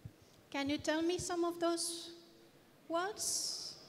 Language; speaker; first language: English; non-native, fluent; French